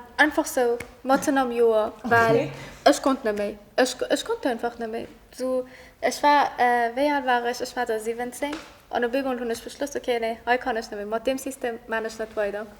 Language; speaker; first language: Luxembourgish; early bilingual, other home language; Persian